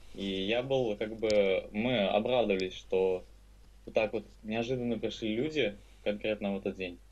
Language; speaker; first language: Russian; native; Russian